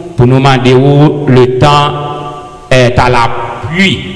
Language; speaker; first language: French; native; French